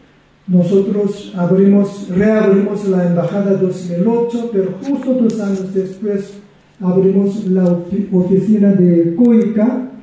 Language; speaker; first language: Spanish; non-native, fluent; Korean